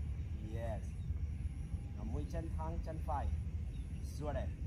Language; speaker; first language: Vietnamese; non-native, learner; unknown